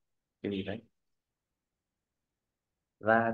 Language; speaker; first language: Vietnamese; native; Vietnamese